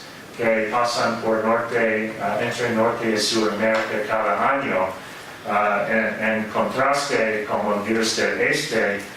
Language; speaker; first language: Spanish; non-native, fluent; English